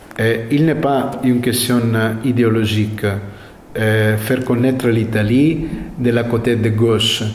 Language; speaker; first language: French; non-native, fluent; Italian